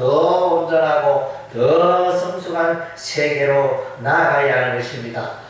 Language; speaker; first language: Korean; native; Korean